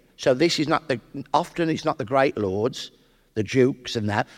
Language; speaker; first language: English; native; English